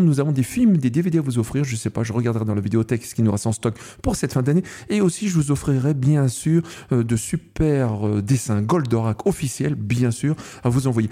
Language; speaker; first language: French; native; French